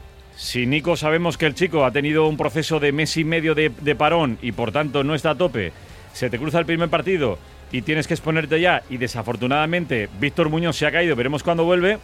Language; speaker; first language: Spanish; native; Spanish